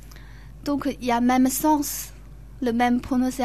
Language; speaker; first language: French; non-native, learner; Chinese